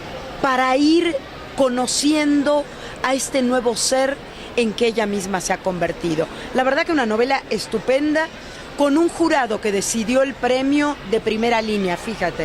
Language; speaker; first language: Spanish; native; Spanish